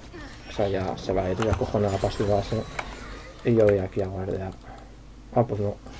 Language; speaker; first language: Spanish; native; Spanish